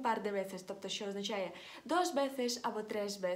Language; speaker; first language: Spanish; non-native, fluent; Ukrainian